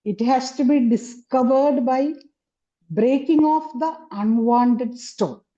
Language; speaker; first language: English; non-native, local second language; Malayalam